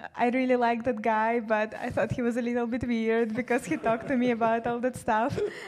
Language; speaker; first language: English; non-native, fluent; Russian